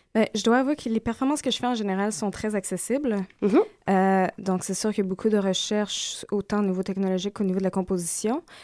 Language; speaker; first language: French; native; French